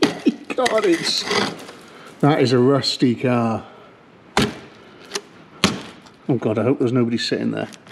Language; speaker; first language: English; native; English